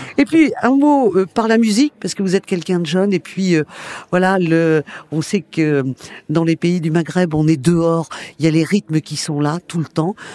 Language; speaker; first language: French; native; French